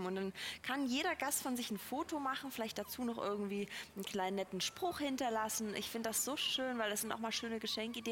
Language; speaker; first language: German; native; German